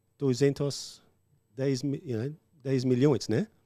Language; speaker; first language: Portuguese; non-native, learner; English